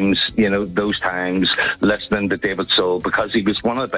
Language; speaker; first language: English; native; English